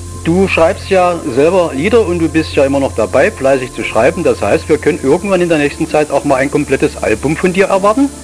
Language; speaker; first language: German; native; German